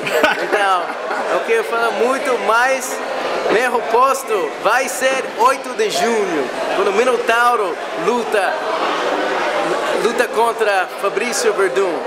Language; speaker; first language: Portuguese; non-native, learner; English